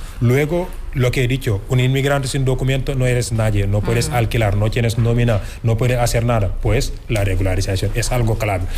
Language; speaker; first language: Spanish; non-native, fluent; Wolof